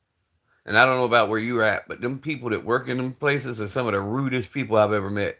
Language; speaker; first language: English; native; English